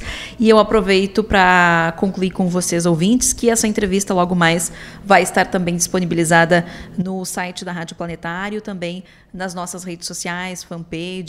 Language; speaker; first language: Portuguese; native; Portuguese